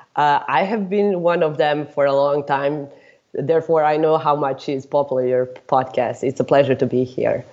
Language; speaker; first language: English; non-native, fluent; Serbian